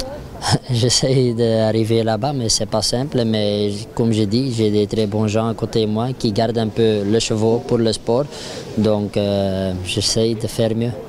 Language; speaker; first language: French; non-native, local second language; Dutch